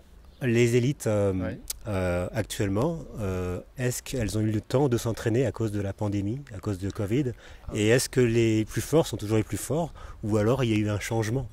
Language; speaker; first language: French; native; French